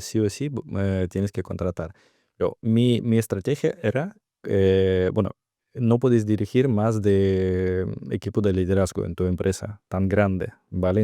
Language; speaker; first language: Spanish; non-native, fluent; Russian